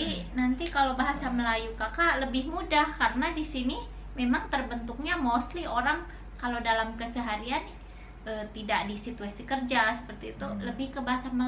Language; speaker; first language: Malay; non-native, local second language; Sundanese